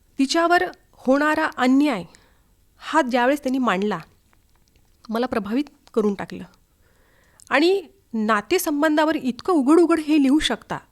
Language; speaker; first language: Marathi; native; Marathi